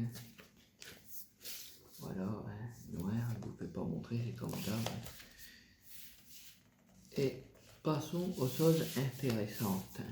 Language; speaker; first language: French; native; French